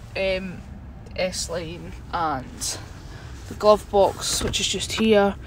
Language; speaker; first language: English; native; English